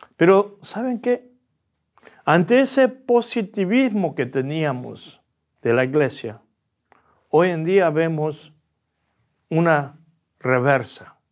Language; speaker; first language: Spanish; early bilingual, other home language; Korean